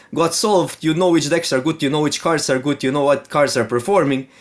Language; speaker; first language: English; non-native, fluent; Slovenian